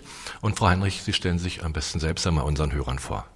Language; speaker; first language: German; native; German